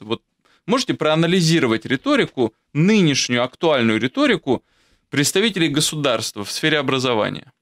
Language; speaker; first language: Russian; native; Russian